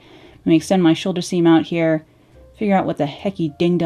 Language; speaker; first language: English; native; English